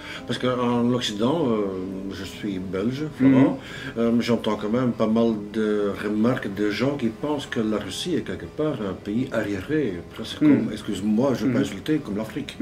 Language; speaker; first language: French; non-native, local second language; Dutch